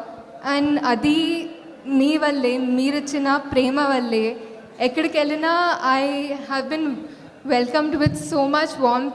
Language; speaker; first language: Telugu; non-native, local second language; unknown